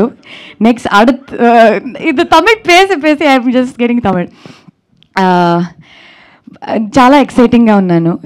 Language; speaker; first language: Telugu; non-native, learner; Kannada